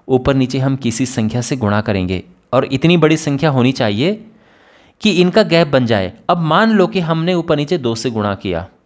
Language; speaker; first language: Hindi; native; Hindi